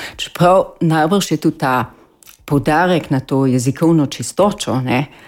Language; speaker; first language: Slovenian; native; Slovenian